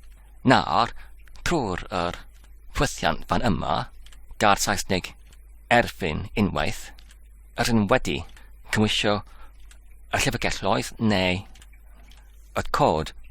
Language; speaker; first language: Welsh; non-native, learner; English